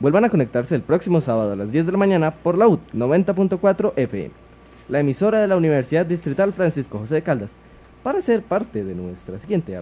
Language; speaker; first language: Spanish; native; Spanish